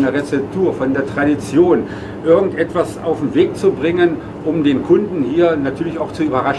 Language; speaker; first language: German; native; German